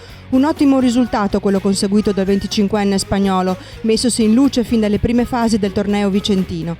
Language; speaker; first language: Italian; native; Italian